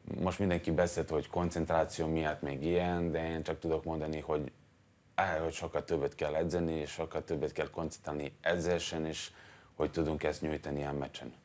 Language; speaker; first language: Hungarian; non-native, learner; Serbian